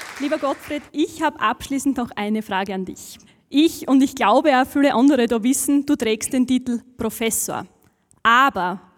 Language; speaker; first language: German; native; German